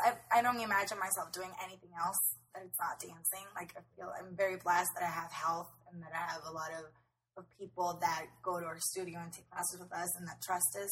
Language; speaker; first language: English; non-native, local second language; Spanish